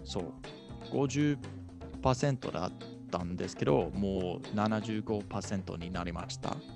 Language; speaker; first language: Japanese; non-native, fluent; English